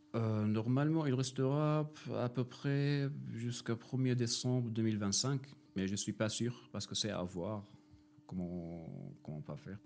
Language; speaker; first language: French; non-native, fluent; Arabic